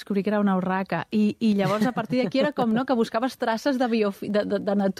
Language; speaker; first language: Catalan; native; Catalan